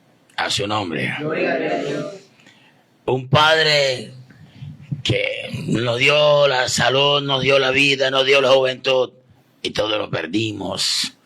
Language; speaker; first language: Spanish; native; Spanish